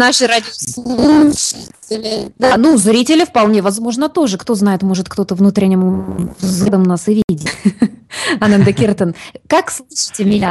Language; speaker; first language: Russian; native; Russian